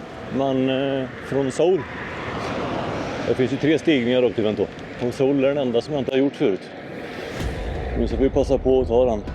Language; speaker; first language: Swedish; native; Swedish